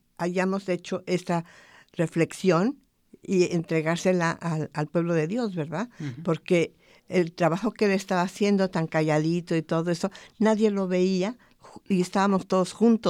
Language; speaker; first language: Spanish; native; Spanish